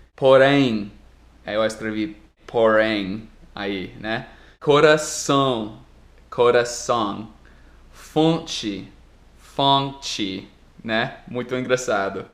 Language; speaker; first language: Portuguese; non-native, fluent; English